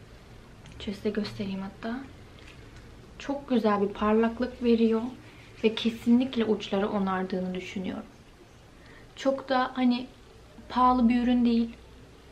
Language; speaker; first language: Turkish; native; Turkish